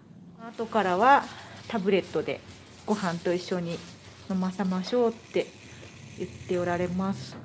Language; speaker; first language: Japanese; native; Japanese